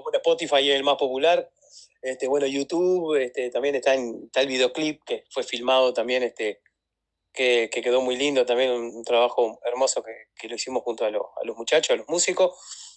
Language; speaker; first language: Spanish; native; Spanish